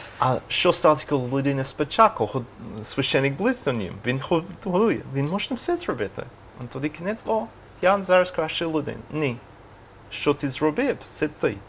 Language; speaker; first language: Ukrainian; non-native, learner; English